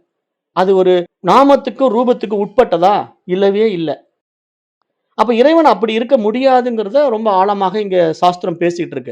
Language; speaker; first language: Tamil; native; Tamil